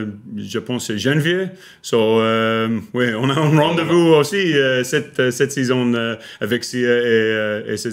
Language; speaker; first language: French; non-native, learner; English